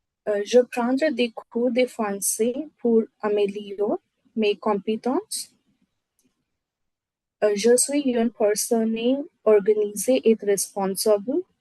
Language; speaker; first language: French; non-native, learner; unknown